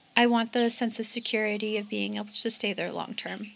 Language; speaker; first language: English; native; English